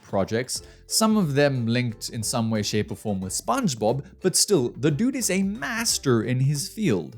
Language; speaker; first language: English; native; English